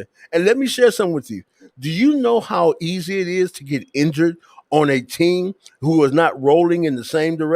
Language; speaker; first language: English; native; English